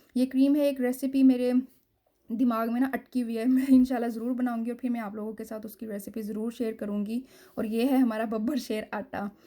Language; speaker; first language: Hindi; native; Hindi